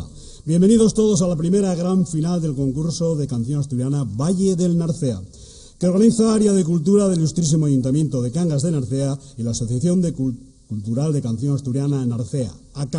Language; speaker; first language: Spanish; native; Spanish